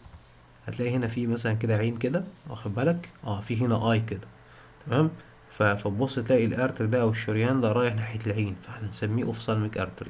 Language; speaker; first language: Arabic; native; Arabic